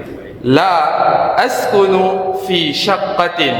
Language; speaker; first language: Arabic; non-native, fluent; Indonesian